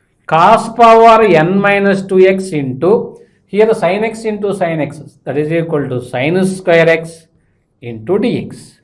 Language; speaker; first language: English; non-native, local second language; Telugu